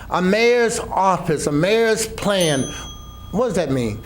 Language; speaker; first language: English; native; English